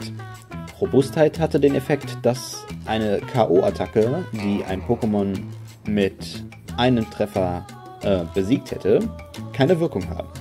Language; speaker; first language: German; native; German